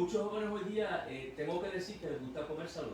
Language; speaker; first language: Spanish; native; Spanish